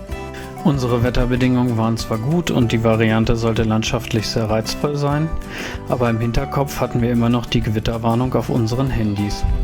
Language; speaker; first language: German; native; German